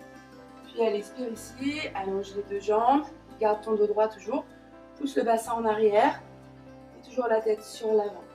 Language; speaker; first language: French; native; French